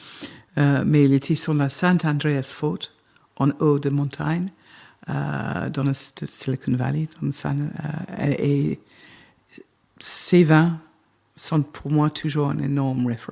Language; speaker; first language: French; non-native, fluent; English